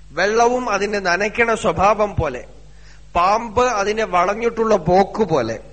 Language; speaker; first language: Malayalam; native; Malayalam